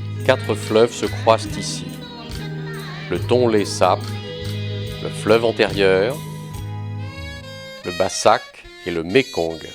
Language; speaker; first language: French; native; French